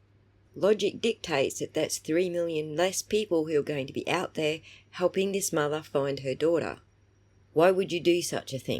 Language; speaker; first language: English; native; English